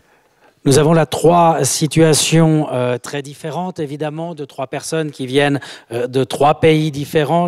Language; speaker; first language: French; native; French